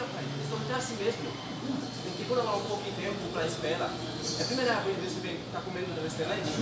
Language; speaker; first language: Portuguese; non-native, learner; Haitian Creole